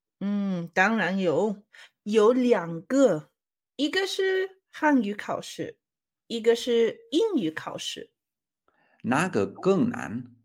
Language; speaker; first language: Chinese; non-native, learner; Spanish